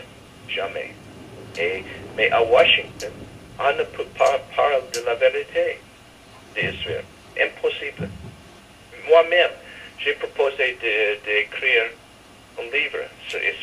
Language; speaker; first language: French; non-native, fluent; English